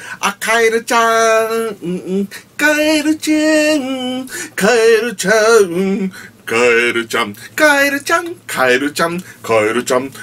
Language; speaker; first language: Japanese; native; Japanese